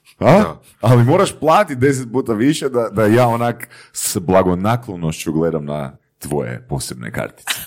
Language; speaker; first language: Croatian; native; Croatian